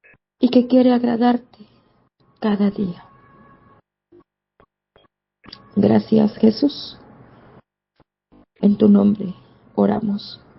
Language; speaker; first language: Spanish; native; Spanish